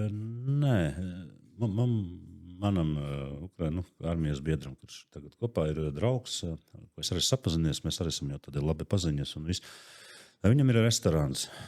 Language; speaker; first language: Latvian; native; Latvian